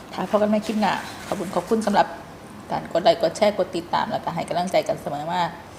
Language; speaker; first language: Thai; native; Thai